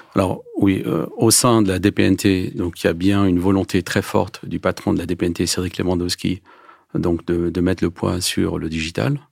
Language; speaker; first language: French; early bilingual, other home language; Turkish